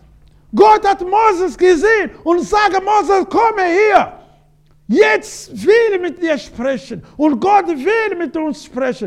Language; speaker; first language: German; non-native, learner; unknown